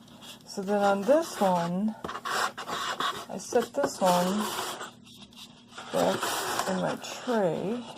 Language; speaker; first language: English; native; English